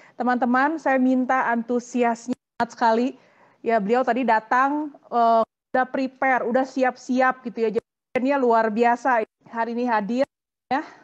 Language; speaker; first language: Indonesian; native; Indonesian